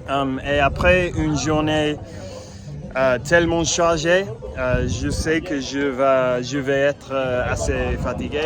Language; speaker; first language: French; non-native, learner; English